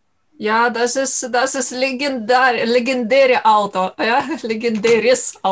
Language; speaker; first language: German; non-native, learner; Russian